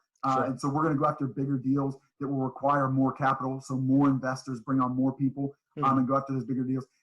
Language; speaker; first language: English; native; English